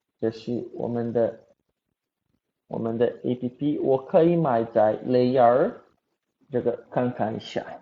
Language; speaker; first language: Chinese; non-native, learner; Portuguese